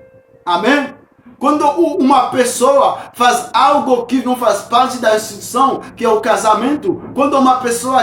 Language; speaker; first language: Portuguese; non-native, fluent; Haitian Creole